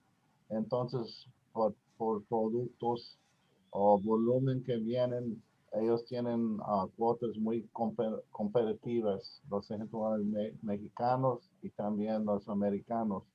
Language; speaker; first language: Spanish; non-native, learner; English